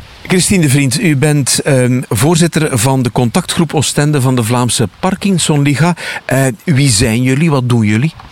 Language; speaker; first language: Dutch; native; Dutch